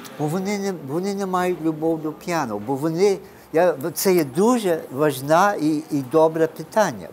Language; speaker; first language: Ukrainian; early bilingual, heritage; Ukrainian